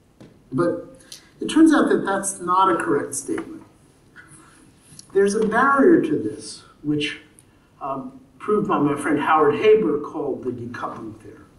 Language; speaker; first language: English; native; English